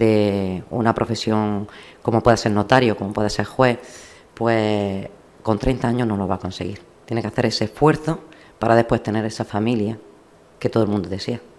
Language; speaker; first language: Spanish; native; Spanish